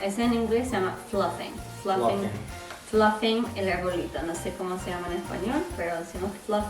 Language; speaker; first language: Spanish; non-native, learner; English